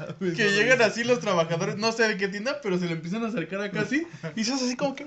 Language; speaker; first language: Spanish; native; Spanish